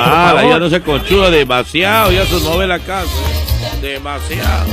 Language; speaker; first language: Spanish; native; Spanish